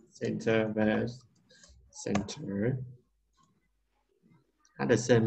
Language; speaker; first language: English; non-native, learner; Vietnamese